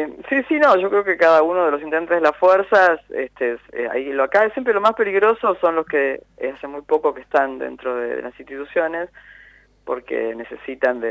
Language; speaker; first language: Spanish; native; Spanish